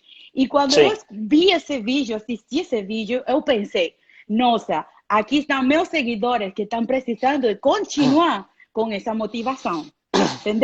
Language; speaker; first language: Portuguese; non-native, fluent; Spanish